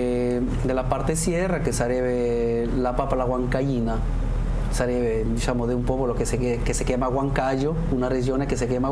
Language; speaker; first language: Italian; non-native, learner; Spanish